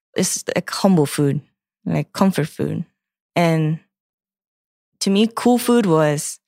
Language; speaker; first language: English; non-native, fluent; Korean